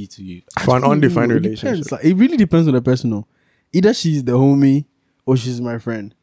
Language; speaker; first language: English; non-native, local second language; Akan